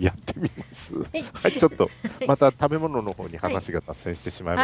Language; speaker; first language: Japanese; native; Japanese